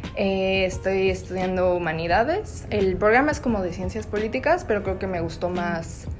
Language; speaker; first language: Spanish; native; Spanish